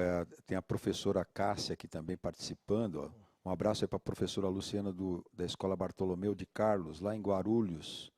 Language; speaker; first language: Portuguese; native; Portuguese